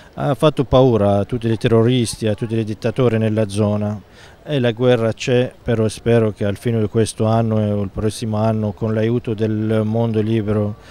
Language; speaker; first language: Italian; non-native, fluent; Arabic